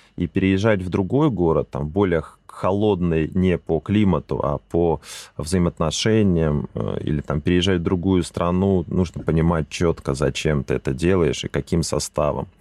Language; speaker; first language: Russian; native; Russian